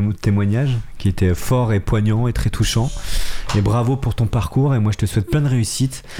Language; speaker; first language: French; native; French